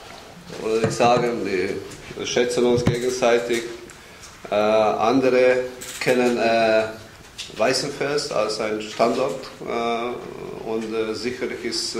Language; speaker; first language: German; non-native, fluent; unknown